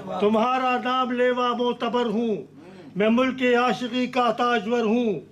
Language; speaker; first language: Urdu; non-native, local second language; Pashto